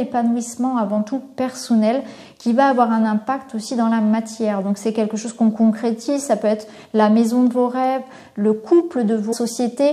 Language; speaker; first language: French; native; French